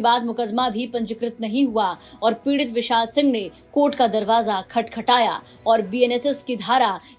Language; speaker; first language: Hindi; native; Hindi